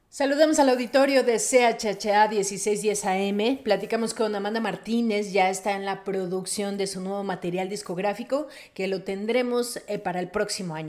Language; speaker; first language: Spanish; native; Spanish